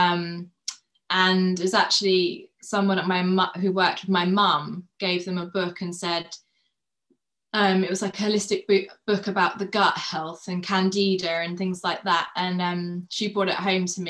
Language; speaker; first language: English; native; English